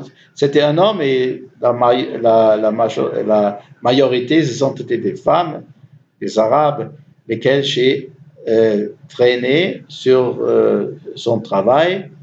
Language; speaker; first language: French; non-native, learner; German